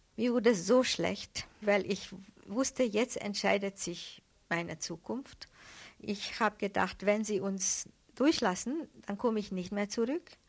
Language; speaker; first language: German; non-native, fluent; Hungarian